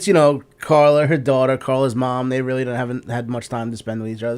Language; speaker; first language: English; native; English